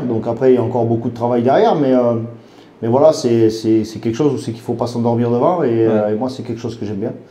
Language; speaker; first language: French; native; French